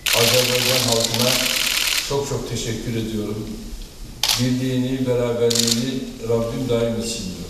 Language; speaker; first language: Turkish; native; Turkish